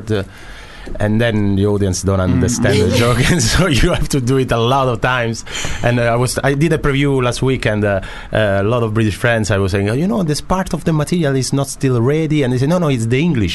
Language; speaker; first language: English; non-native, fluent; Italian